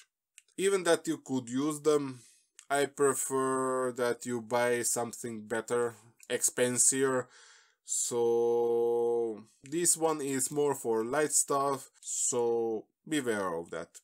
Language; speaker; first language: English; non-native, fluent; Slovenian